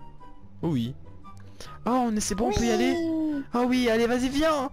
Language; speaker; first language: French; native; French